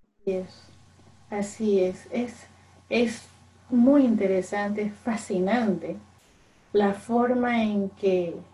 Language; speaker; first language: Spanish; early bilingual, other home language; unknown